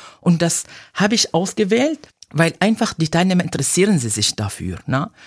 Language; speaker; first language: German; non-native, fluent; Arabic